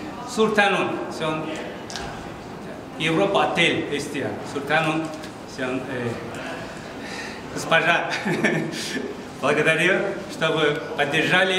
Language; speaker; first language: Russian; non-native, learner; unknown